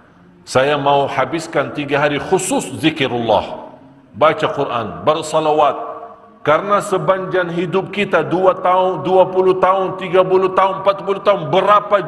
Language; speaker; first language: Indonesian; non-native, fluent; Arabic